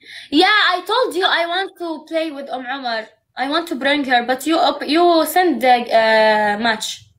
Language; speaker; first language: English; non-native, learner; Arabic